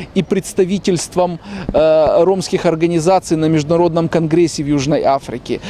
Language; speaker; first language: Russian; native; Russian